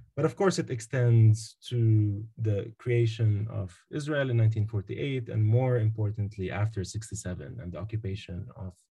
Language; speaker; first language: English; non-native, fluent; Arabic